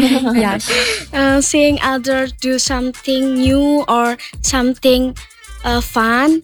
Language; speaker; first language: English; non-native, learner; Indonesian